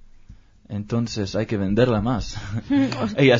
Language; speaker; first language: Spanish; non-native, learner; Hebrew